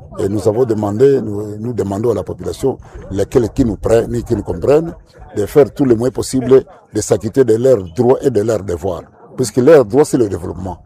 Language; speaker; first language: French; non-native, local second language; Nande